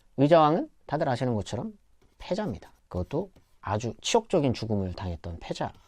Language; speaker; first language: Korean; native; Korean